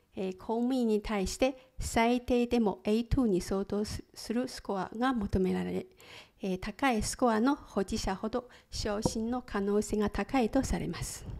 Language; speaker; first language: Japanese; non-native, fluent; Chinese